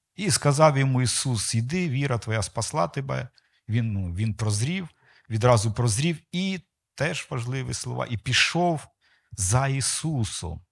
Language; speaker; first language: Ukrainian; non-native, local second language; Russian